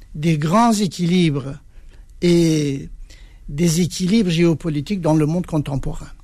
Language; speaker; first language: French; non-native, fluent; Persian